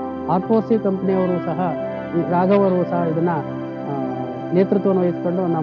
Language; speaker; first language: Kannada; native; Kannada